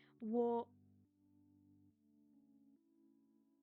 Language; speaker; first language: Chinese; non-native, learner; French